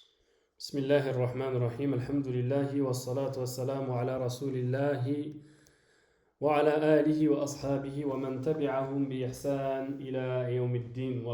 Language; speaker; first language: Arabic; non-native, fluent; French